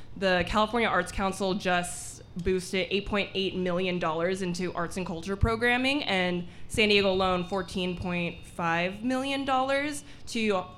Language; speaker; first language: English; early bilingual, other home language; Filipino